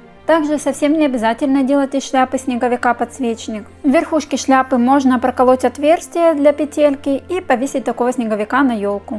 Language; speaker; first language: Russian; native; Russian